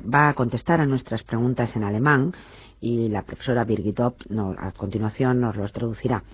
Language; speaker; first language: Spanish; native; Spanish